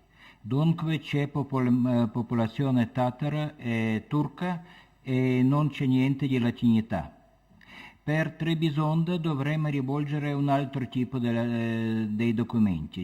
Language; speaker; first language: Italian; non-native, fluent; Russian